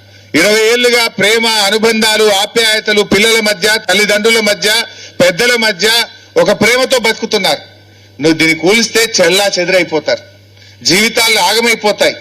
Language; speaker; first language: Telugu; native; Telugu